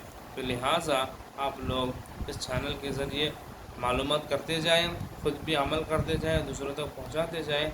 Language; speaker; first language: Urdu; native; Urdu